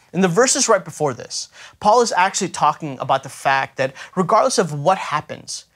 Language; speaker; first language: English; native; English